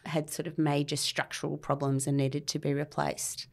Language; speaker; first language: English; native; English